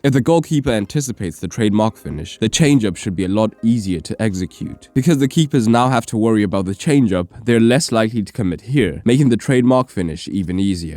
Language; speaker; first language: English; native; English